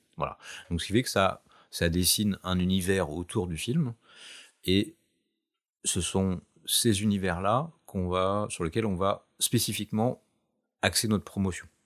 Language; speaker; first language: French; native; French